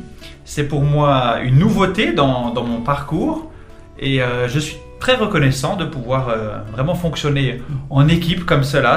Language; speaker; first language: French; native; French